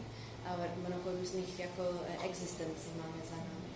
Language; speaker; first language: Czech; non-native, fluent; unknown